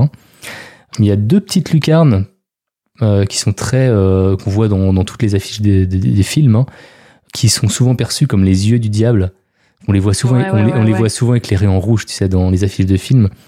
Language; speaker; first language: French; native; French